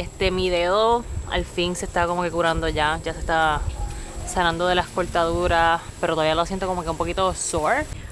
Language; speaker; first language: Spanish; native; Spanish